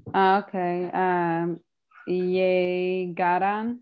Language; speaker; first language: Spanish; non-native, learner; English